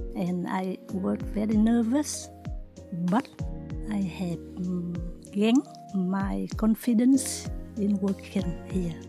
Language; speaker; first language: English; non-native, learner; Vietnamese